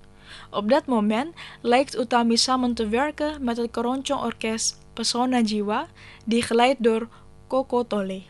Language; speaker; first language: Dutch; non-native, fluent; Indonesian